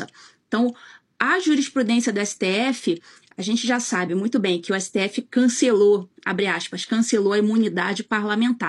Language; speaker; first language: Portuguese; native; Portuguese